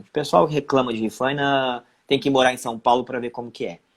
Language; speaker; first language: Portuguese; native; Portuguese